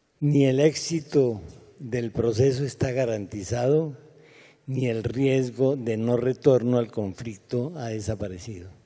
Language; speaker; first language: Spanish; native; Spanish